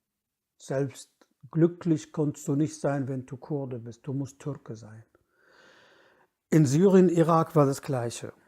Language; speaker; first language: German; non-native, fluent; Kurdish